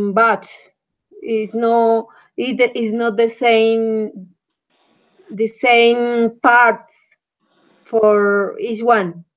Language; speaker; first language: English; non-native, learner; Spanish